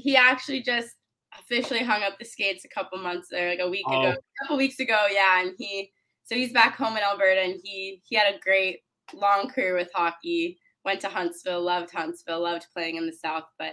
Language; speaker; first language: English; native; English